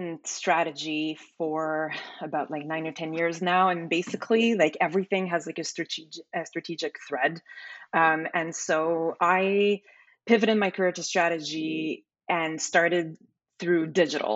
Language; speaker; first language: English; native; English